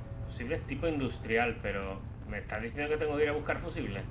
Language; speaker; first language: Spanish; native; Spanish